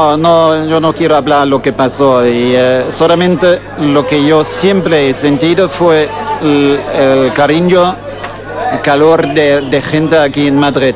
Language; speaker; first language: Spanish; non-native, fluent; German